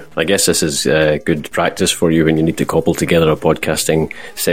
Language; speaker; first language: English; native; English